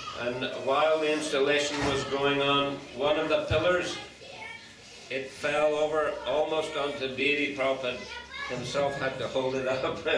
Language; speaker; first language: English; native; English